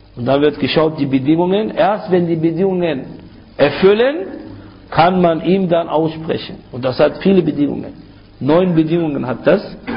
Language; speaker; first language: German; non-native, fluent; Arabic